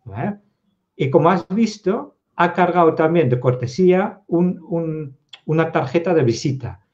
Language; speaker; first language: Spanish; non-native, fluent; Dutch